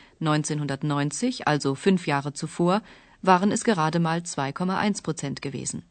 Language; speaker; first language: German; native; German